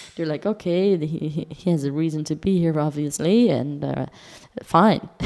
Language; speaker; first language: English; non-native, fluent; Dutch